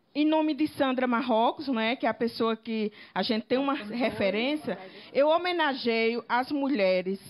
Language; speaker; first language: Portuguese; native; Portuguese